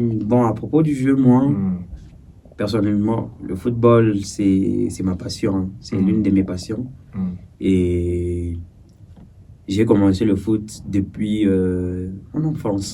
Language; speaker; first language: French; non-native, local second language; Swahili